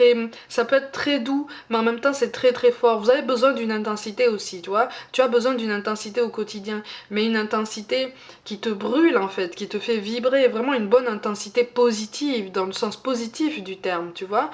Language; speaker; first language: French; native; French